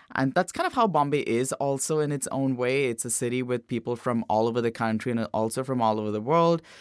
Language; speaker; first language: English; non-native, local second language; Hindi